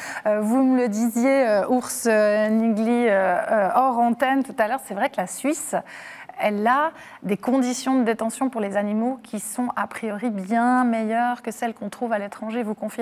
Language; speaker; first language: French; native; French